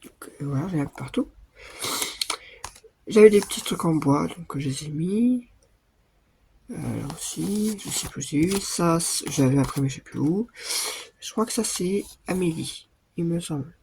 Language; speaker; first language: French; native; French